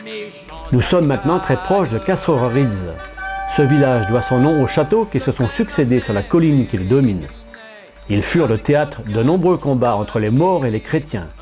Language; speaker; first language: French; native; French